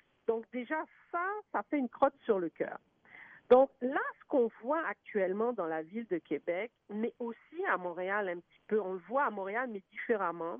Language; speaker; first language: French; native; French